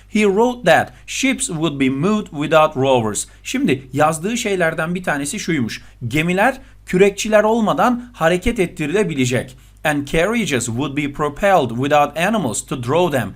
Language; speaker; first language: English; non-native, fluent; Turkish